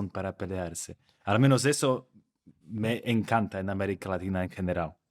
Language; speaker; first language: Spanish; non-native, fluent; Slovak